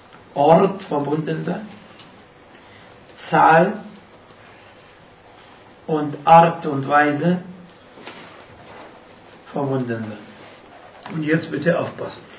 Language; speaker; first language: German; non-native, fluent; Arabic